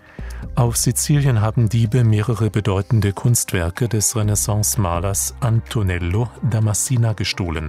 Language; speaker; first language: German; native; German